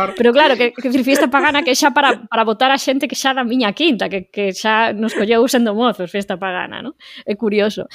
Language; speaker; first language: Galician; native; Galician